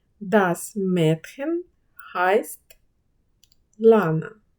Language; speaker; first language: German; non-native, fluent; Ukrainian